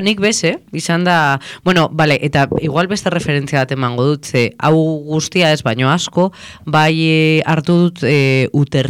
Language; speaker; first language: Basque; non-native, local second language; Spanish